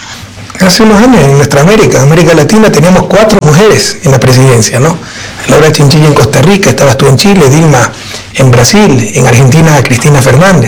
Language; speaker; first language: Spanish; native; Spanish